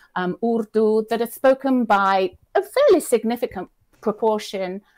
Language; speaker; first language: English; native; English